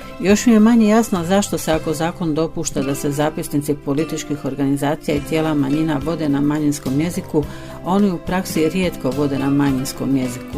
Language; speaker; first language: Bosnian; early bilingual, heritage; Croatian